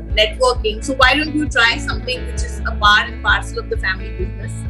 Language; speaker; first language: English; non-native, local second language; Hindi